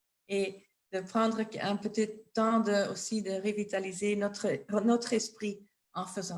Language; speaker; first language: French; non-native, local second language; Dutch